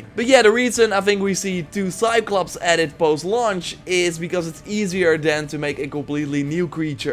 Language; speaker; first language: English; non-native, fluent; Dutch